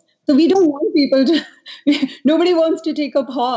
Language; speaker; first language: English; non-native, local second language; Hindi